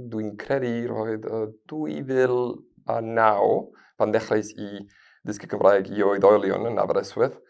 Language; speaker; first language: Welsh; non-native, learner; Spanish